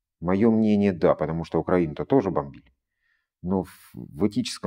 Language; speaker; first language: Russian; native; Russian